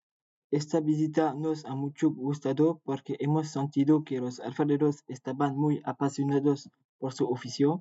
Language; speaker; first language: Spanish; non-native, learner; French